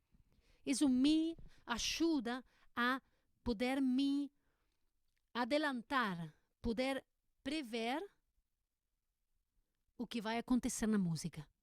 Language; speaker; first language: Portuguese; non-native, learner; Spanish